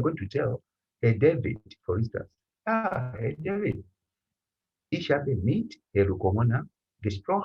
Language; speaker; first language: German; non-native, fluent; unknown